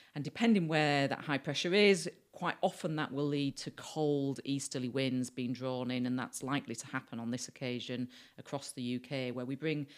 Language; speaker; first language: English; native; English